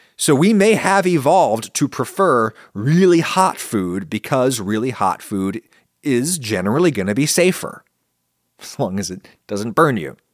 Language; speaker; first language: English; native; English